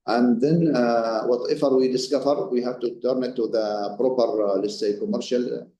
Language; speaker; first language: English; non-native, fluent; Arabic